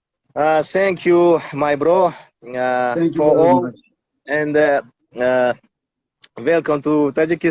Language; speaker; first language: English; non-native, learner; Tajik